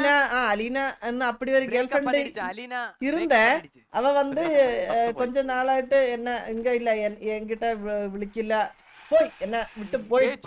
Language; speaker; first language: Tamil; non-native, learner; Malayalam